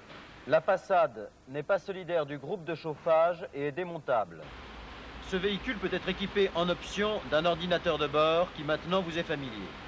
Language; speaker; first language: French; native; French